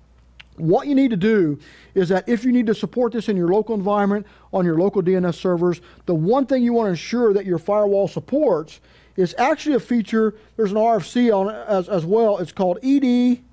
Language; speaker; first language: English; native; English